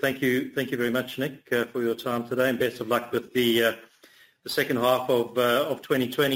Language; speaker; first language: English; native; English